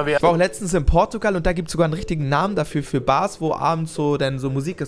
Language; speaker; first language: German; native; German